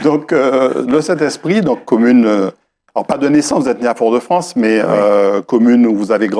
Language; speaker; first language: French; native; French